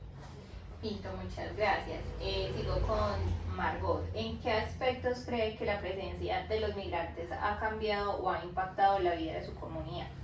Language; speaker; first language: Spanish; native; Spanish